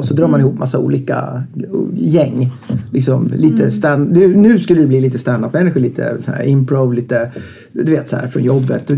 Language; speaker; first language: Swedish; native; Swedish